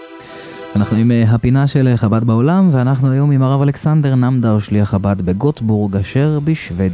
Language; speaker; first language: Hebrew; native; Hebrew